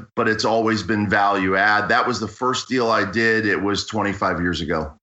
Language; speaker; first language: English; native; English